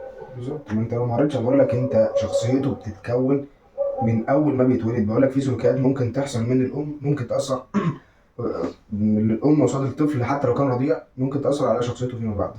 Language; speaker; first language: Arabic; native; Arabic